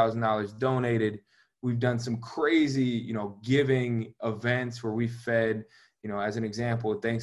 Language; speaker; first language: English; native; English